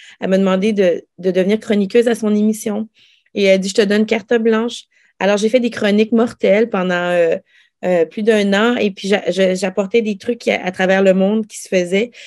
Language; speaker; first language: French; early bilingual, other home language; Lao